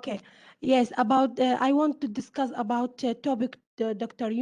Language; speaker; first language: English; non-native, learner; Arabic